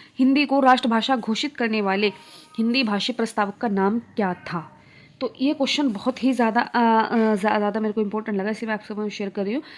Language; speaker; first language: Hindi; native; Hindi